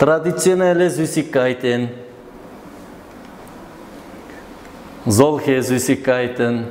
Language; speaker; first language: German; non-native, learner; Uzbek